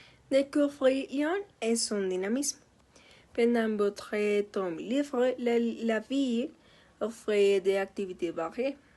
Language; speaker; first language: French; non-native, learner; Spanish